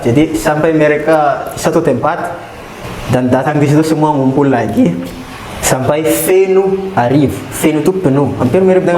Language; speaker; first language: Indonesian; non-native, fluent; Malagasy